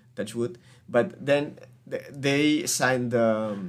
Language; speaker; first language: English; non-native, fluent; Spanish